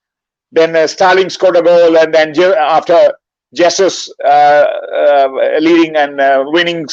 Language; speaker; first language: English; non-native, local second language; Bangla